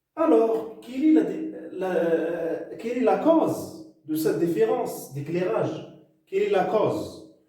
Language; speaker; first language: French; non-native, local second language; Arabic